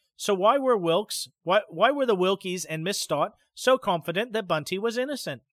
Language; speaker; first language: English; native; English